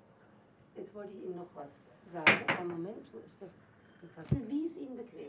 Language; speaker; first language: German; native; German